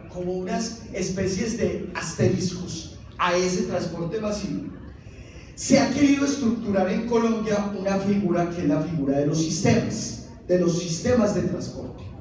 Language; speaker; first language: Spanish; native; Spanish